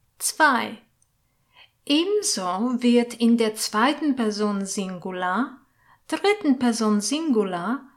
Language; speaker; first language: German; non-native, fluent; Polish